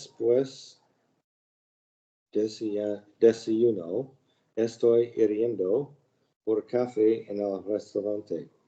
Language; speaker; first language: Spanish; non-native, learner; English